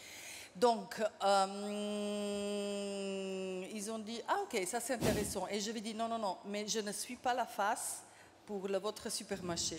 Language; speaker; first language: French; non-native, fluent; Slovenian